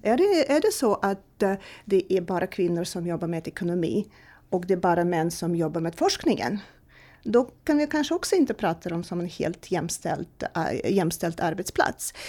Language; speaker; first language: Swedish; non-native, fluent; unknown